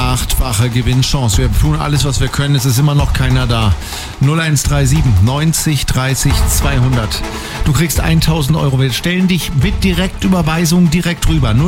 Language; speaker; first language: German; native; German